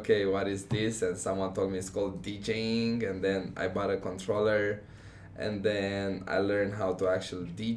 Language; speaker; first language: English; non-native, fluent; Romanian